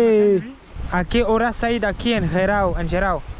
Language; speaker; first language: Portuguese; non-native, learner; French